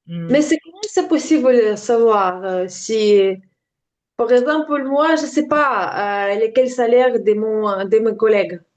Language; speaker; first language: French; non-native, learner; Ukrainian